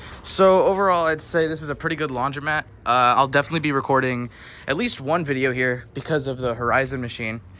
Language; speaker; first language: English; native; English